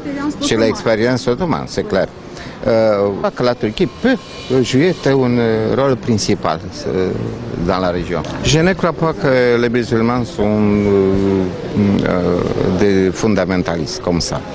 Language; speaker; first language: French; non-native, fluent; Romanian